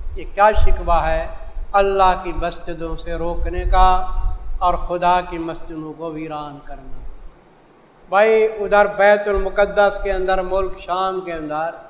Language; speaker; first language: Urdu; non-native, local second language; Saraiki